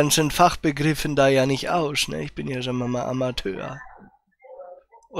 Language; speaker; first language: German; native; German